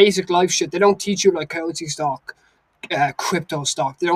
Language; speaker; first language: English; native; English